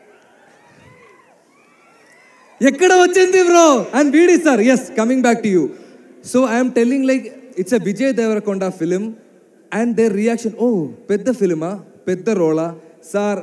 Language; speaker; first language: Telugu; non-native, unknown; Malayalam